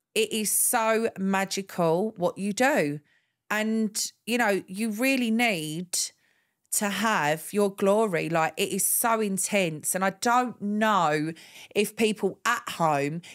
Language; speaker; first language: English; native; English